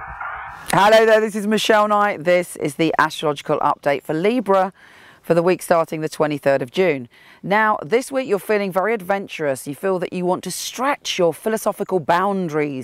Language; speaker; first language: English; native; English